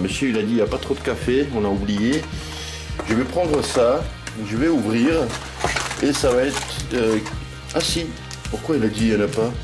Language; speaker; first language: French; native; French